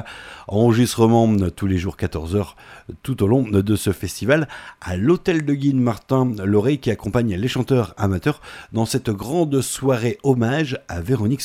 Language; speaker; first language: French; native; French